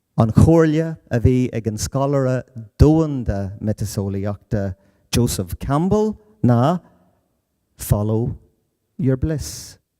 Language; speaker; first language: Irish; non-native, fluent; English